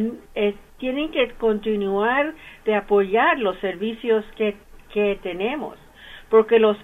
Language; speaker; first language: Spanish; early bilingual, heritage; English